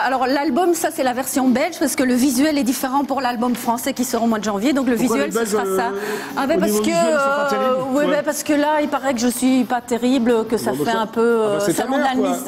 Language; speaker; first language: French; native; French